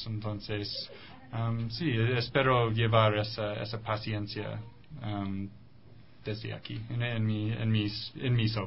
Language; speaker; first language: Spanish; non-native, fluent; English